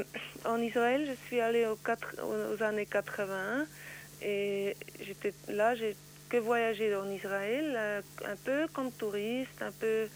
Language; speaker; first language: French; non-native, learner; Swiss German